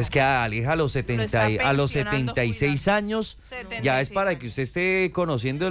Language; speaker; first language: Spanish; native; Spanish